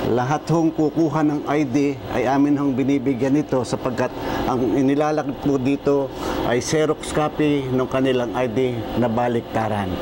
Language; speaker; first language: Filipino; native; Filipino